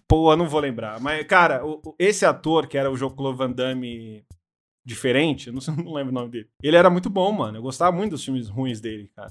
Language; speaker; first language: Portuguese; native; Portuguese